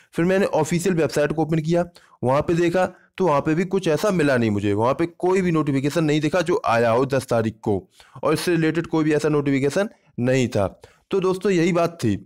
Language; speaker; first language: Hindi; native; Hindi